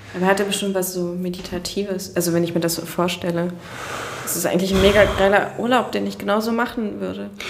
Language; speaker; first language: German; early bilingual, other home language; Turkish